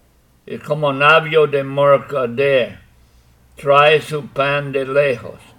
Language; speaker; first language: Spanish; non-native, fluent; English